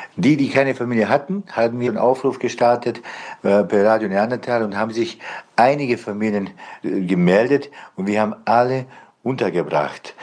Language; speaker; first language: German; non-native, fluent; Bosnian